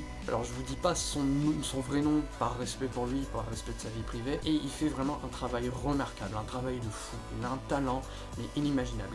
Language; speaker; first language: French; native; French